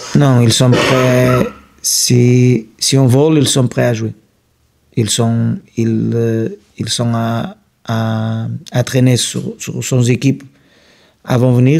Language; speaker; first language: French; non-native, fluent; Portuguese